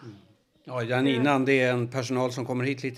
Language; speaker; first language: Swedish; native; Swedish